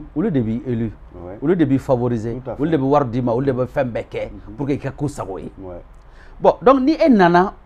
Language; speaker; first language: French; non-native, local second language; Bambara